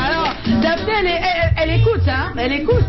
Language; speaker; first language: French; native; French